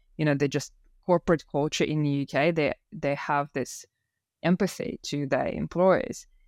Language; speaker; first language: English; non-native, fluent; Russian